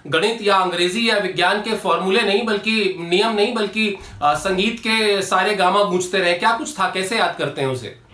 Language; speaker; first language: Hindi; native; Hindi